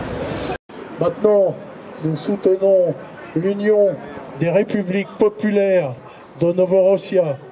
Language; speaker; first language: French; native; French